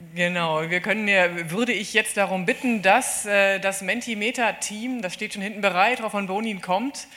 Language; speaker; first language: German; native; German